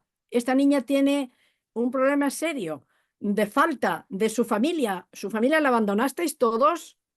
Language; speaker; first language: Spanish; native; Spanish